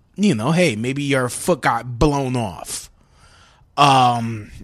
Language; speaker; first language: English; native; English